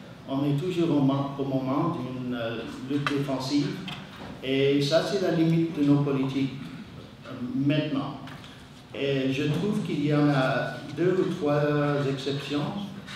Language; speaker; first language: French; non-native, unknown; English